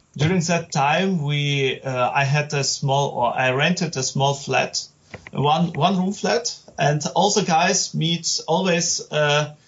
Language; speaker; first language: English; non-native, learner; German